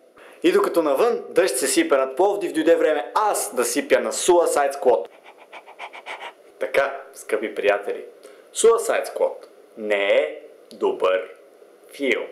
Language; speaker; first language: Bulgarian; native; Bulgarian